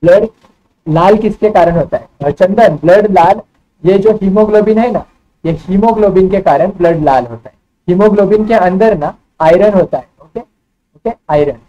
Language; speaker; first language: Hindi; non-native, local second language; Marathi